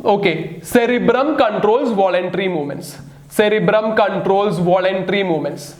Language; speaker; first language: English; non-native, local second language; Malayalam